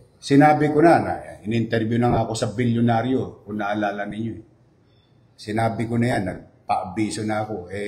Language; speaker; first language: Filipino; native; Filipino